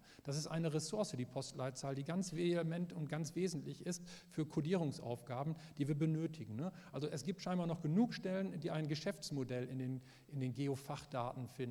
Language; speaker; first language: German; native; German